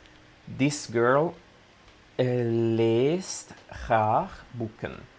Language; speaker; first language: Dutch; non-native, fluent; Italian